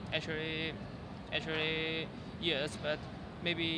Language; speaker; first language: English; non-native, learner; Cantonese